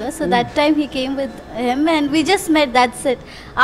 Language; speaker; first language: Tamil; early bilingual, heritage; Tamil